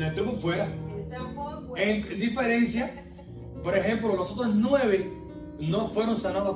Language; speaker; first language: Spanish; native; Spanish